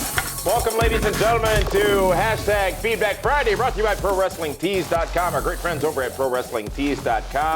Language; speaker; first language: English; native; English